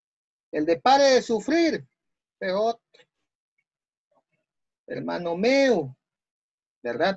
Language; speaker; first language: Spanish; native; Spanish